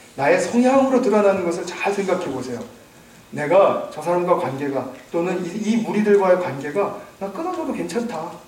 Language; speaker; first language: Korean; native; Korean